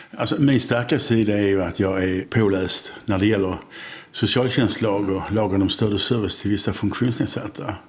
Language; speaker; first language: Swedish; native; Swedish